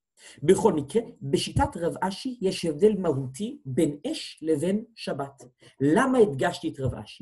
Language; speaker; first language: Hebrew; native; Hebrew